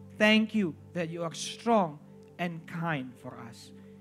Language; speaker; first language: English; non-native, fluent; Indonesian